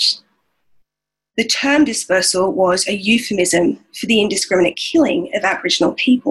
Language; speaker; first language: English; native; English